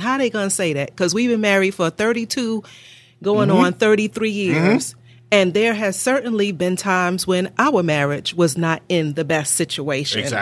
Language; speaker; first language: English; native; English